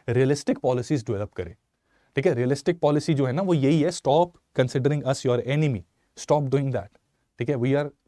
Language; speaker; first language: Hindi; native; Hindi